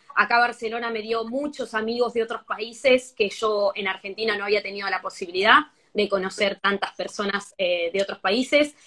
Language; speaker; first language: Spanish; native; Spanish